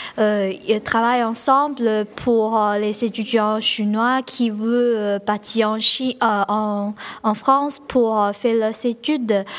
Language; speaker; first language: French; non-native, learner; Chinese